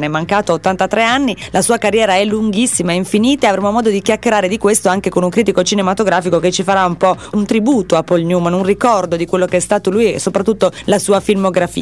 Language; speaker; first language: Italian; native; Italian